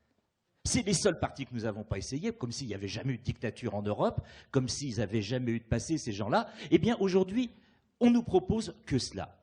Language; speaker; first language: French; native; French